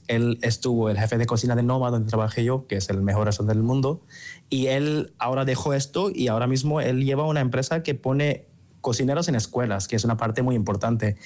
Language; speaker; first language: Spanish; non-native, fluent; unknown